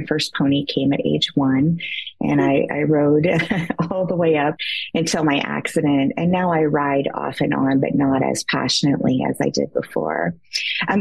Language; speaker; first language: English; native; English